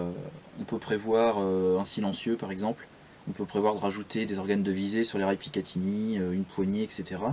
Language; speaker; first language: French; native; French